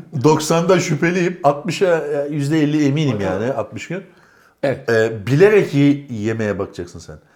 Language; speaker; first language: Turkish; native; Turkish